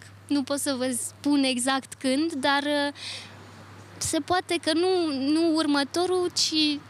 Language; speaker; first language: Romanian; early bilingual, other home language; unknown